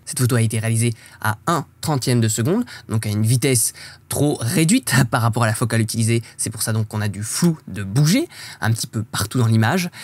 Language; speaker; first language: French; native; French